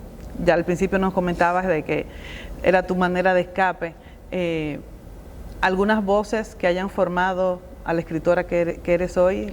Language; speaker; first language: Spanish; native; Spanish